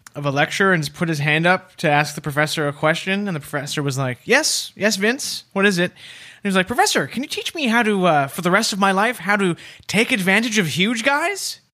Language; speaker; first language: English; native; English